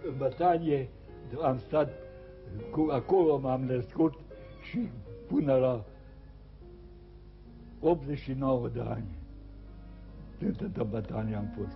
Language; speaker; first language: Romanian; non-native, local second language; Serbian